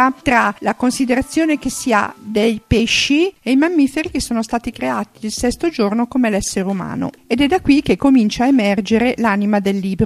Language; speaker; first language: Italian; native; Italian